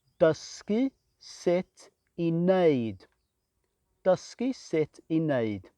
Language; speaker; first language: Welsh; non-native, fluent; English